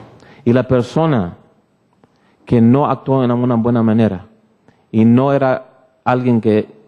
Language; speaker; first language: Spanish; early bilingual, heritage; Spanish